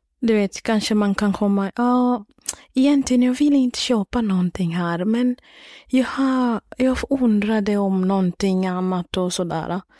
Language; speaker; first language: Swedish; non-native, learner; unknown